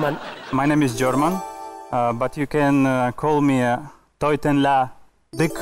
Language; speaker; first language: English; non-native, learner; Russian